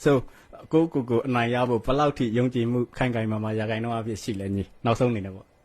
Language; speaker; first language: Burmese; native; Burmese